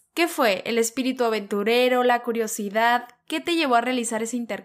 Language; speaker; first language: Spanish; native; Spanish